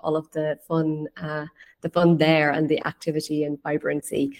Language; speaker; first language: English; native; English